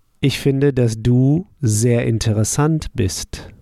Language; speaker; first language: German; non-native, fluent; English